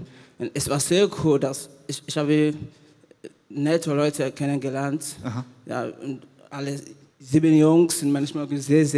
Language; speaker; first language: German; non-native, learner; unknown